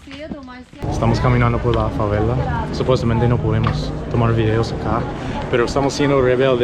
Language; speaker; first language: Spanish; non-native, fluent; English